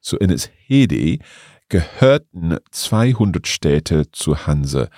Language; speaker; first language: German; non-native, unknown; English